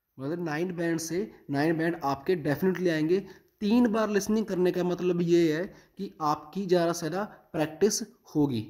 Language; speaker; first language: Hindi; non-native, local second language; Punjabi